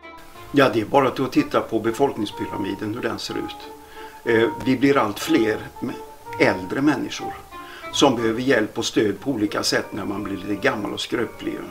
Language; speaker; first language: Swedish; native; Swedish